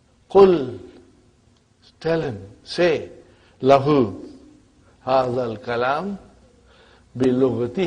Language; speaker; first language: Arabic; non-native, fluent; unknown